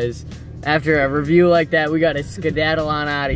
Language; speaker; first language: English; native; English